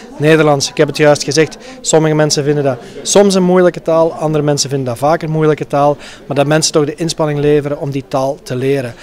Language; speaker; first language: Dutch; native; Dutch